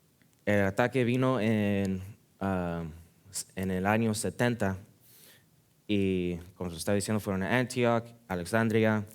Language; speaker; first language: Spanish; early bilingual, heritage; Spanish